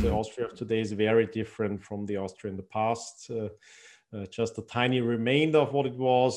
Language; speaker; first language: English; non-native, fluent; German